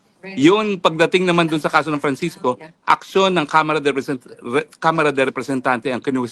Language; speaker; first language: Filipino; native; Filipino